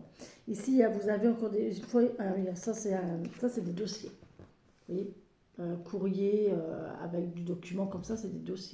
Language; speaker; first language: French; native; French